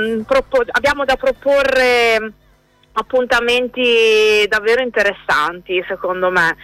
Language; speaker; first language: Italian; native; Italian